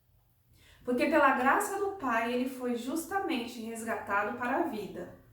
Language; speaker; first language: Portuguese; native; Portuguese